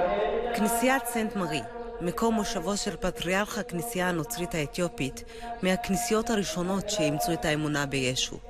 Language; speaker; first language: Hebrew; native; Hebrew